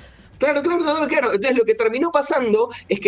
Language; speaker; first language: Spanish; native; Spanish